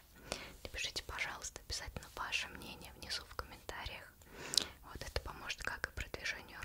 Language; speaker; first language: Russian; native; Russian